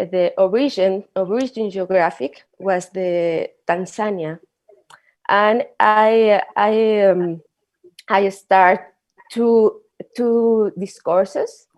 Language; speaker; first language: English; non-native, learner; Spanish